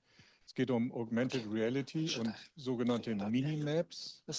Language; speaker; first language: German; native; German